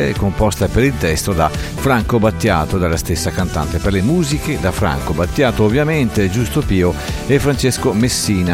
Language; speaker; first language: Italian; native; Italian